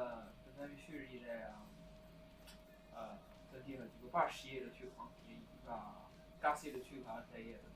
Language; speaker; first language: French; non-native, learner; Chinese